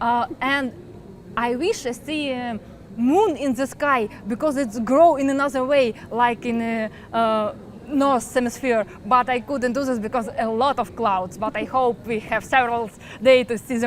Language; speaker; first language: English; non-native, learner; Ukrainian